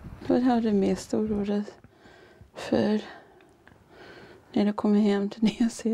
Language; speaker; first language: Swedish; non-native, fluent; Māori